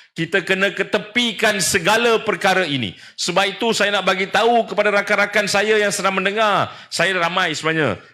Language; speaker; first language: Malay; native; Malay